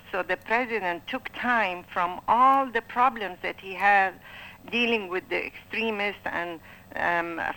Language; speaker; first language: English; non-native, fluent; Arabic